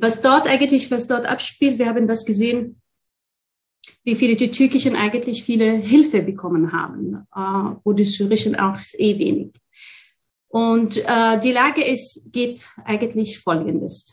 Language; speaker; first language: German; non-native, fluent; Arabic